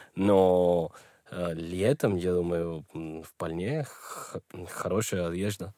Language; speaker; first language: Russian; non-native, learner; Spanish